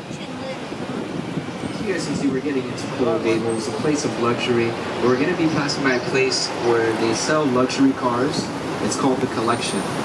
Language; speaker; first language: English; early bilingual, other home language; Spanish